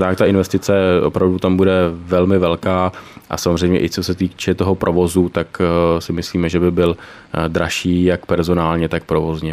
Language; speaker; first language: Czech; native; Czech